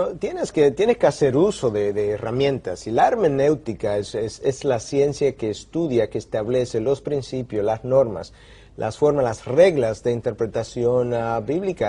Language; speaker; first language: Spanish; native; Spanish